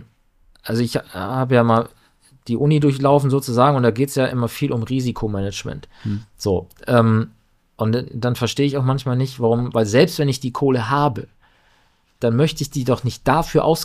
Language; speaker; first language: German; native; German